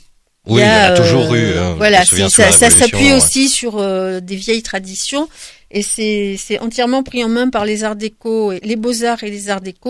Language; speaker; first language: French; native; French